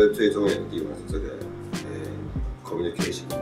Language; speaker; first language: Chinese; non-native, learner; Japanese